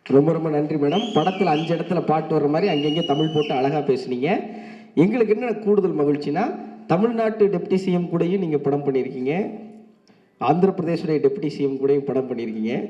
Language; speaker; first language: Tamil; native; Tamil